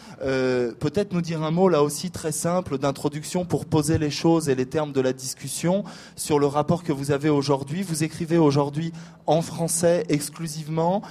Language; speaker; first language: French; native; French